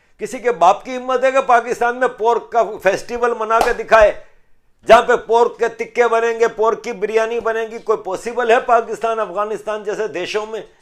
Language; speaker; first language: Urdu; native; Urdu